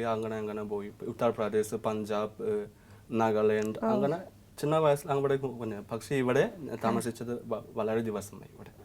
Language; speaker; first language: Malayalam; non-native, learner; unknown